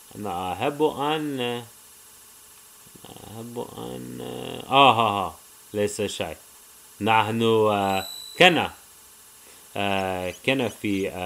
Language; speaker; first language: Arabic; non-native, learner; English